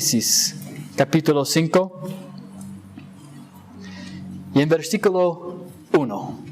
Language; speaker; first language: Spanish; non-native, fluent; English